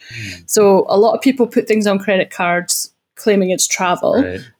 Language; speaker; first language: English; native; English